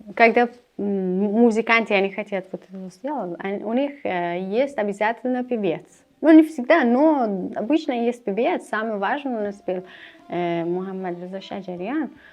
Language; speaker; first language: Russian; non-native, learner; Persian